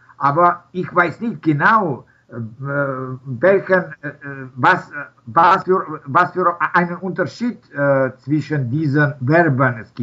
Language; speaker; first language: German; non-native, learner; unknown